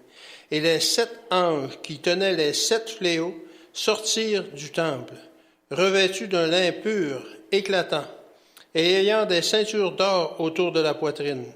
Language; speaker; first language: French; native; French